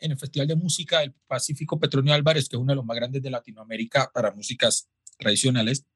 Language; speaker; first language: Spanish; native; Spanish